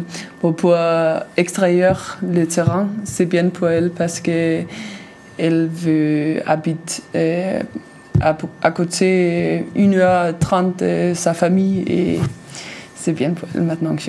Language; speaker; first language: French; non-native, learner; Danish